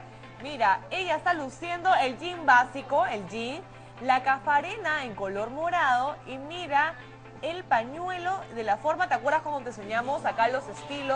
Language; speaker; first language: Spanish; native; Spanish